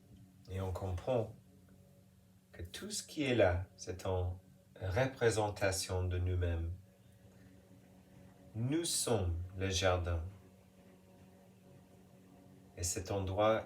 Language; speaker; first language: French; non-native, fluent; English